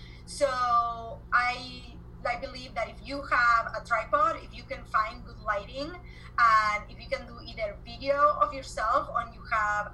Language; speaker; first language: English; non-native, fluent; Spanish